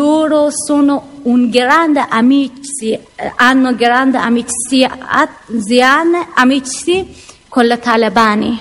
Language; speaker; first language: Italian; non-native, learner; Persian